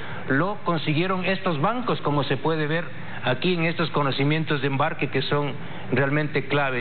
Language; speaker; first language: Spanish; native; Spanish